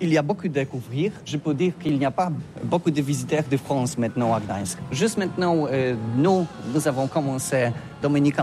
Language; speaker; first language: French; non-native, fluent; Polish